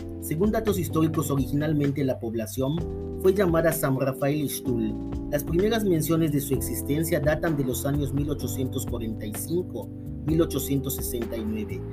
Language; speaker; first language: Spanish; native; Spanish